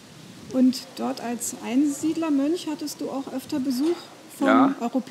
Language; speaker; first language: German; native; German